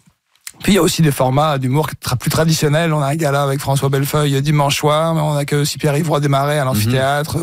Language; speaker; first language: French; native; French